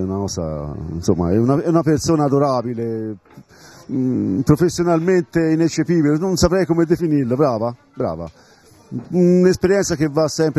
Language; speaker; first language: Italian; native; Italian